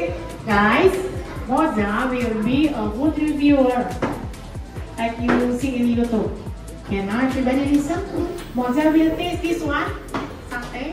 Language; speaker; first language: English; non-native, fluent; Indonesian